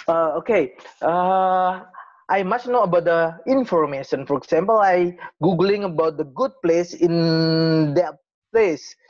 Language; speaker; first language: English; non-native, learner; Indonesian